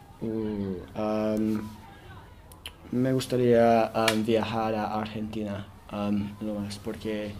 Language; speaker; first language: Spanish; non-native, learner; English